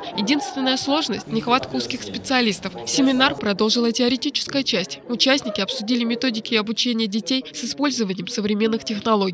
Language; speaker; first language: Russian; native; Russian